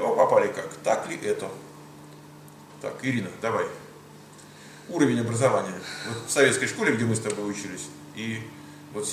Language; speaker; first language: Russian; native; Russian